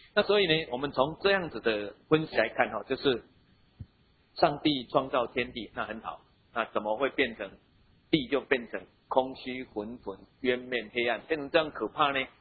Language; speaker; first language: Chinese; native; Chinese